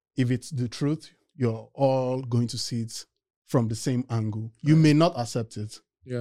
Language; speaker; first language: English; non-native, local second language; Yoruba